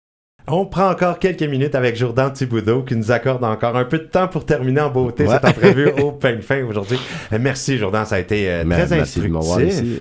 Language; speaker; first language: French; native; French